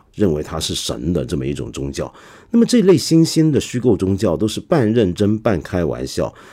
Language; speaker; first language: Chinese; non-native, local second language; Cantonese